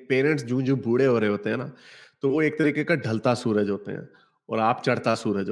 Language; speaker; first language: Hindi; native; Hindi